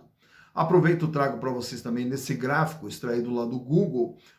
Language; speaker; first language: Portuguese; native; Portuguese